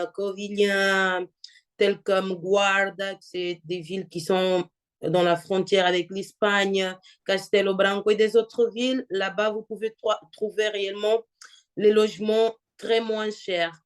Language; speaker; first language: French; non-native, fluent; Portuguese